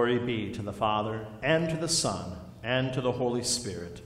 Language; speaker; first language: English; native; English